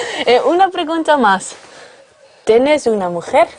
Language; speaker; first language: Spanish; non-native, learner; Dutch